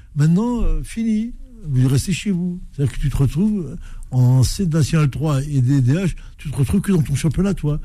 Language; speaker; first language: French; native; French